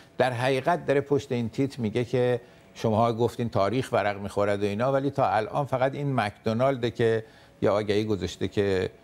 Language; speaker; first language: Persian; native; Persian